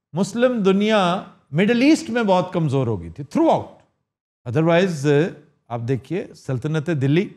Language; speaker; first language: Urdu; native; Urdu